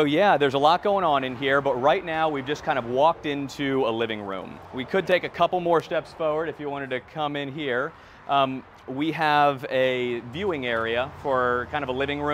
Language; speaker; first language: English; native; English